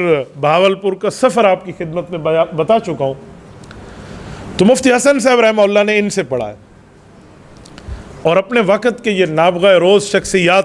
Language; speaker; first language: Urdu; native; Urdu